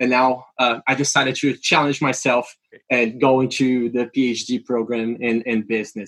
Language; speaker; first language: English; non-native, fluent; Portuguese